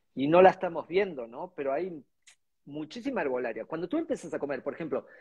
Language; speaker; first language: Spanish; native; Spanish